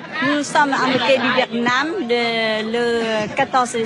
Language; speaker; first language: French; non-native, local second language; Vietnamese